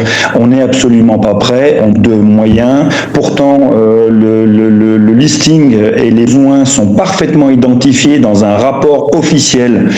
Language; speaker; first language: French; native; French